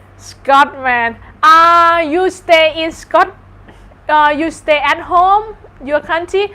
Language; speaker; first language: English; non-native, learner; Thai